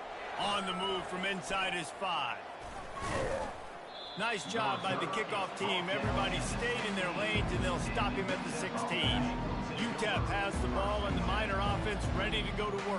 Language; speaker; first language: English; native; English